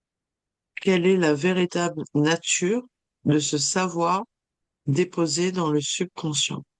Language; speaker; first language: French; native; French